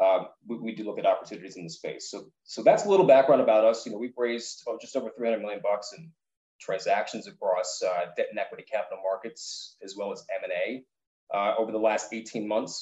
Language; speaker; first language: English; native; English